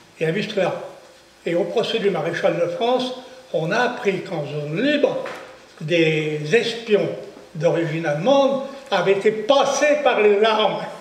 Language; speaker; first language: French; native; French